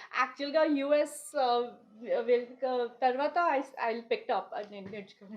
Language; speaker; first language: Telugu; non-native, learner; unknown